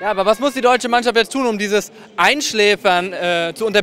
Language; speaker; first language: German; native; German